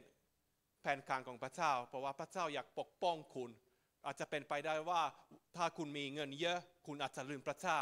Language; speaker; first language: Thai; non-native, fluent; Finnish